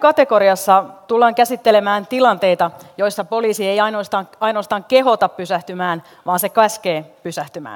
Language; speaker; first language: Finnish; native; Finnish